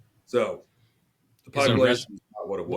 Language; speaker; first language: English; native; English